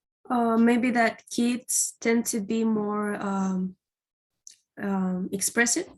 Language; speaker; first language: English; non-native, fluent; Spanish